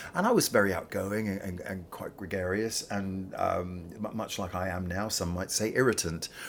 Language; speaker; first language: English; native; English